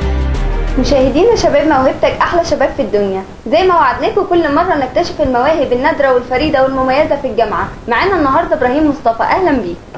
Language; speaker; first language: Arabic; native; Arabic